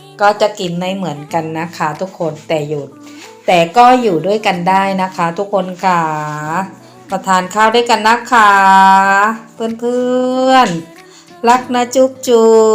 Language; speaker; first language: Thai; non-native, local second language; Northeastern Thai